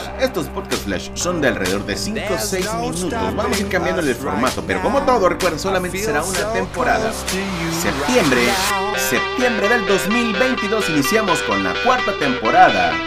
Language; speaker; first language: Spanish; native; Spanish